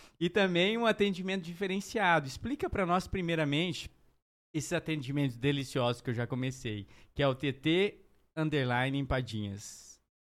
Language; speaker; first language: Portuguese; native; Portuguese